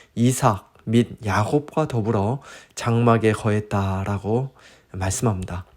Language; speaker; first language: Korean; native; Korean